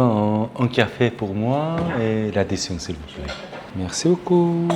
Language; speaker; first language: French; non-native, fluent; Korean